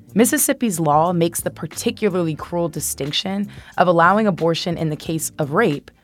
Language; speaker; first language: English; native; English